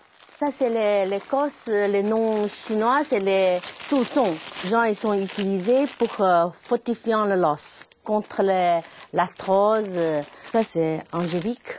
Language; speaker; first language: French; non-native, learner; Chinese